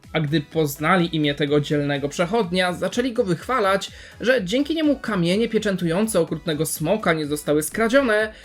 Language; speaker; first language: Polish; native; Polish